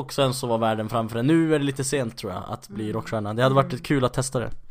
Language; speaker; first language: Swedish; native; Swedish